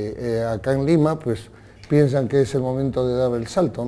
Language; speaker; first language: Spanish; native; Spanish